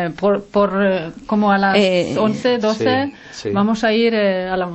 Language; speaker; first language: Spanish; non-native, fluent; Swedish